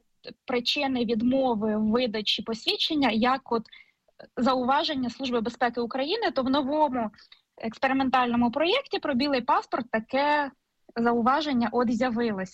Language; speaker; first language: Ukrainian; native; Ukrainian